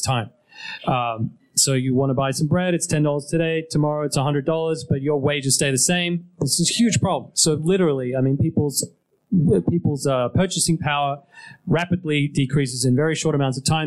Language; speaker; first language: English; native; English